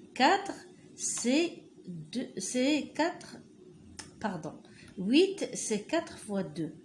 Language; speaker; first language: French; non-native, local second language; Arabic